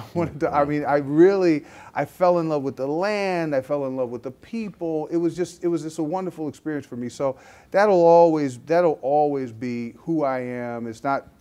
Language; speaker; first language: English; native; English